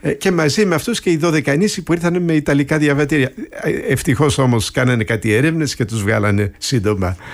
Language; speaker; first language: Greek; early bilingual, heritage; Greek